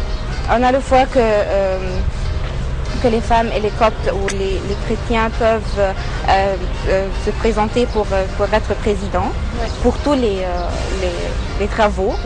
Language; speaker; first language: French; non-native, fluent; Arabic